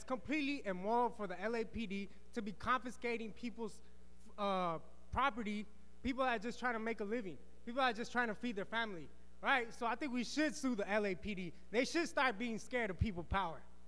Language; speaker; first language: English; early bilingual, other home language; Spanish